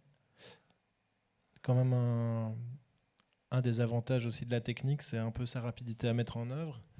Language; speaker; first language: French; native; French